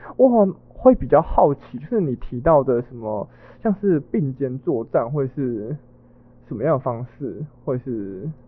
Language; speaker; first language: Chinese; native; Chinese